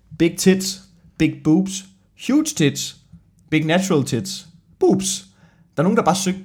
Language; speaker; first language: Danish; native; Danish